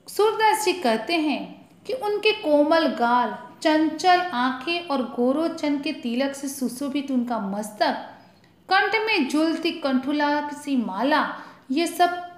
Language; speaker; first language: Hindi; non-native, local second language; Gujarati